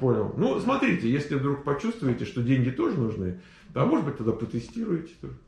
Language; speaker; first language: Russian; native; Russian